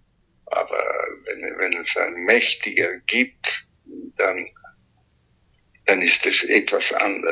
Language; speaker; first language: German; non-native, fluent; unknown